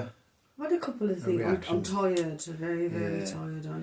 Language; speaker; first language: English; native; English